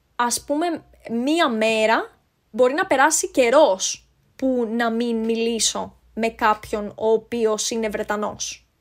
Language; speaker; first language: Greek; native; Greek